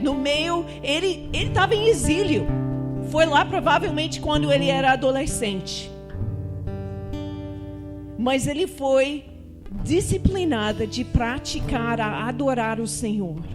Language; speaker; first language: Portuguese; non-native, fluent; English